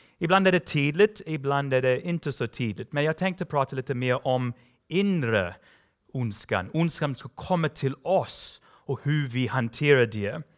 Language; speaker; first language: Swedish; non-native, fluent; English